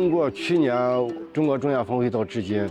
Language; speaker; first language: Chinese; native; Chinese